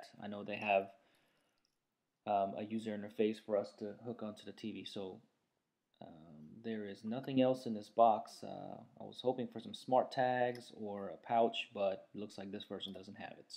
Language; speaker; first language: English; native; English